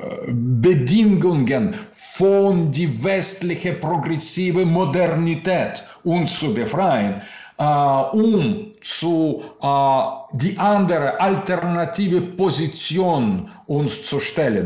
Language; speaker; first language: German; non-native, learner; Russian